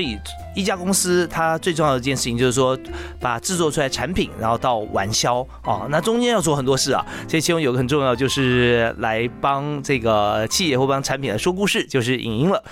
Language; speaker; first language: Chinese; native; Chinese